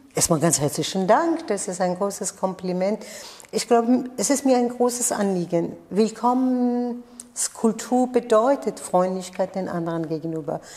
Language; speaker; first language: German; non-native, fluent; Persian